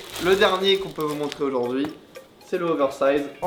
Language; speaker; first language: French; native; French